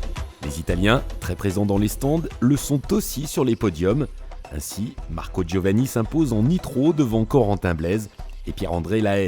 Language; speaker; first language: French; native; French